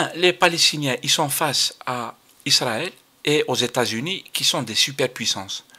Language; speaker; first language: French; non-native, local second language; Arabic